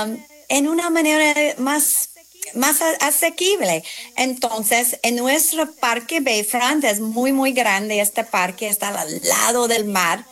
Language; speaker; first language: Spanish; non-native, fluent; English